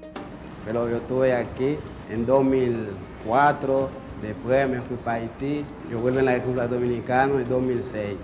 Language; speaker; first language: Spanish; non-native, learner; Haitian Creole